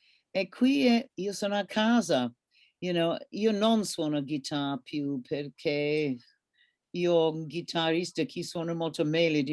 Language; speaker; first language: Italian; non-native, learner; English